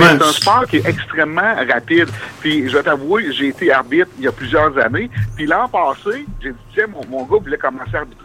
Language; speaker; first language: French; native; French